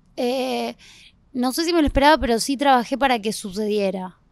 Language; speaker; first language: Spanish; native; Spanish